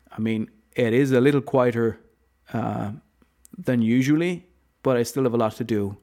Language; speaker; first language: English; non-native, fluent; Low German